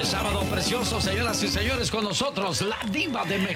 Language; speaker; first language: Spanish; native; Spanish